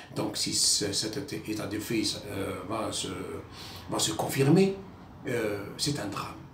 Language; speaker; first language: French; non-native, local second language; Arabic